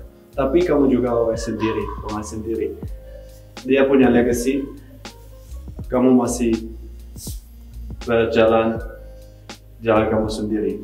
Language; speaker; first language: Indonesian; non-native, fluent; Dutch